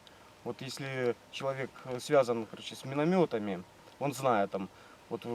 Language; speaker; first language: Russian; native; Russian